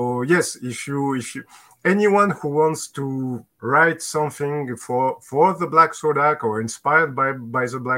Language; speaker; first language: English; non-native, fluent; French